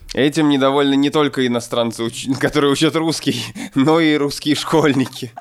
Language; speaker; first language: Russian; native; Russian